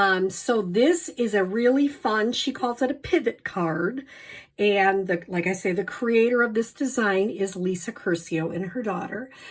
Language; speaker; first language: English; native; English